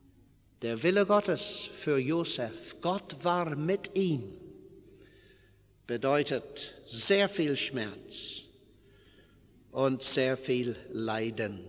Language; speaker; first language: German; non-native, fluent; English